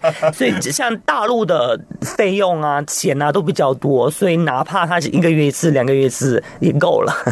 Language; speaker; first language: Chinese; non-native, fluent; Italian